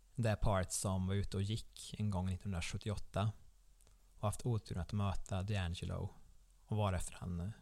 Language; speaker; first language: Swedish; native; Swedish